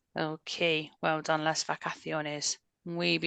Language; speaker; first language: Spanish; non-native, fluent; English